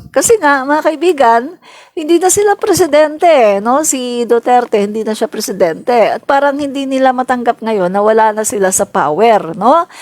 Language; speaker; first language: Filipino; non-native, local second language; Cebuano